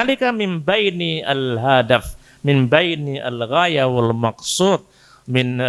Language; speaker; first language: Arabic; non-native, fluent; Indonesian